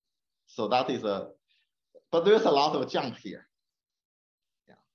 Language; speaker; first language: English; non-native, fluent; Chinese